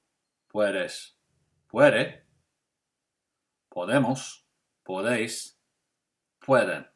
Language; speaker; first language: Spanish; non-native, fluent; English